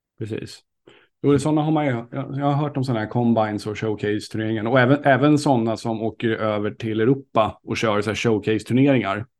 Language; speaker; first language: Swedish; native; Swedish